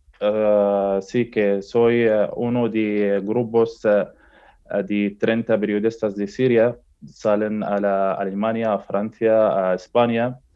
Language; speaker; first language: Spanish; non-native, learner; Arabic